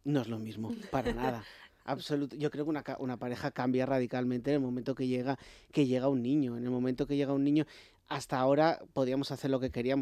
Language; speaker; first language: Spanish; native; Spanish